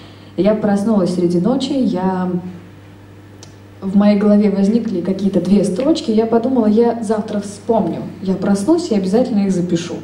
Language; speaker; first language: Russian; native; Russian